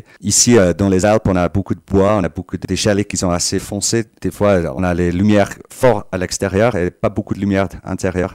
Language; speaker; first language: French; non-native, fluent; English